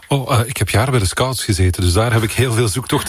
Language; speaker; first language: Dutch; native; Dutch